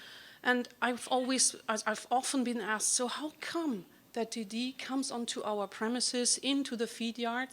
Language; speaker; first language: English; non-native, fluent; German